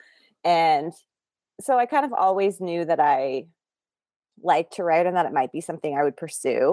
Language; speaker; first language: English; native; English